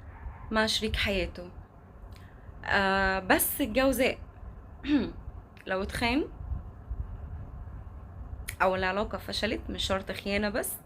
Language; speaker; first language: Arabic; native; Arabic